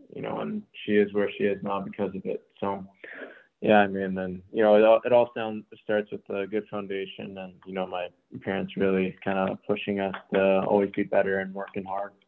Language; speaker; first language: English; native; English